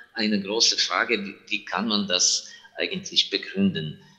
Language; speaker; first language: German; non-native, fluent; Ukrainian